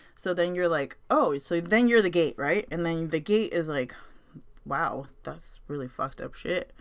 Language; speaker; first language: English; native; English